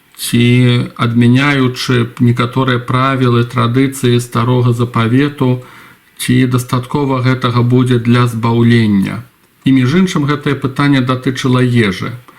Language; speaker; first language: Belarusian; non-native, local second language; Russian